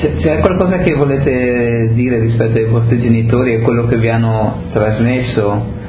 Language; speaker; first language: Italian; native; Italian